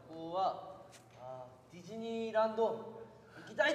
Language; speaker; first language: Japanese; non-native, learner; Korean